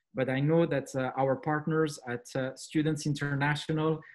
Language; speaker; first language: English; non-native, fluent; French